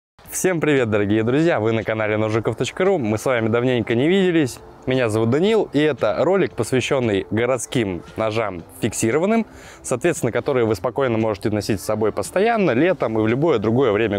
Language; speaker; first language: Russian; native; Russian